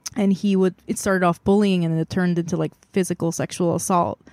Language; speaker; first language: English; non-native, fluent; Korean